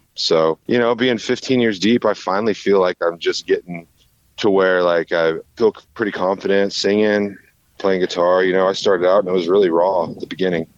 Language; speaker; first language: English; native; English